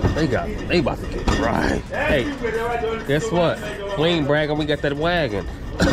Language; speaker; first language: English; native; English